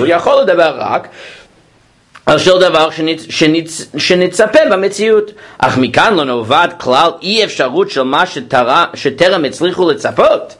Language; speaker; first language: Hebrew; non-native, fluent; English